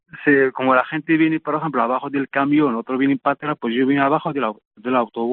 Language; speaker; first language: Spanish; non-native, fluent; Arabic